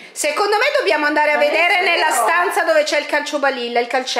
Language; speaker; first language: Italian; native; Italian